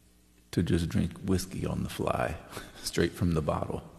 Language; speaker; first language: English; native; English